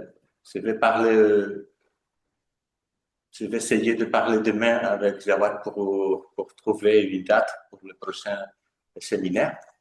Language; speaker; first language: French; non-native, fluent; Spanish